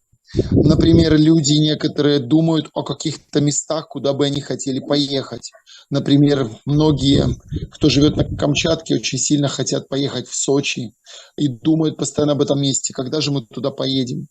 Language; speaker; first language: Russian; native; Russian